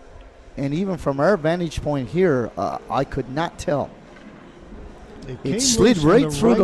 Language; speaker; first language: English; native; English